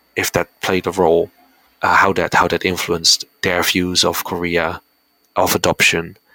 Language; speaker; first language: English; early bilingual, heritage; Dutch